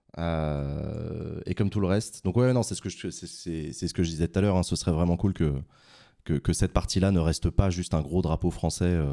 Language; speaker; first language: French; native; French